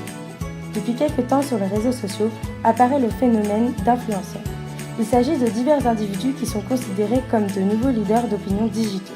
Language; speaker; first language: French; native; French